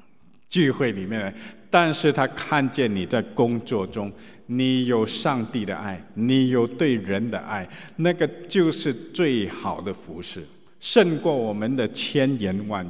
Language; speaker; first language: Chinese; native; Chinese